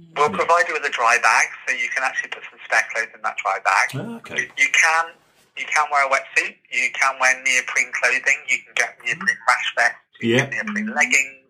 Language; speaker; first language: English; native; English